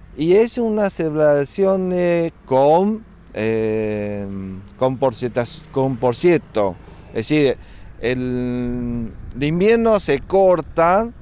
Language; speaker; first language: Spanish; non-native, fluent; Chinese